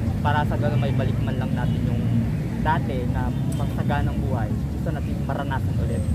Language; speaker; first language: Filipino; non-native, local second language; Iloko